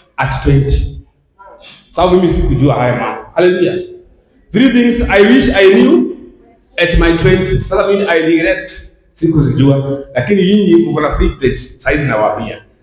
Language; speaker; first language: Swahili; non-native, local second language; Kikuyu